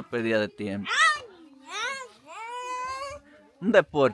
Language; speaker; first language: Spanish; native; Spanish